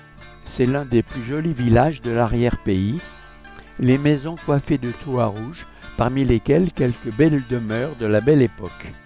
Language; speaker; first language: French; native; French